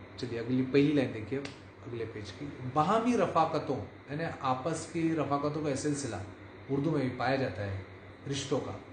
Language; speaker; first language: Urdu; native; Urdu